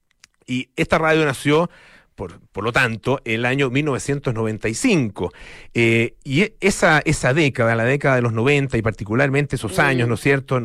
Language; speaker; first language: Spanish; native; Spanish